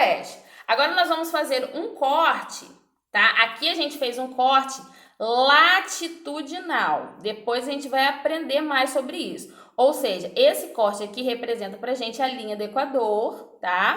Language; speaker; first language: Portuguese; native; Portuguese